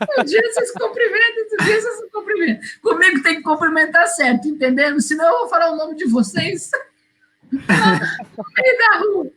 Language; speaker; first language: Portuguese; native; Portuguese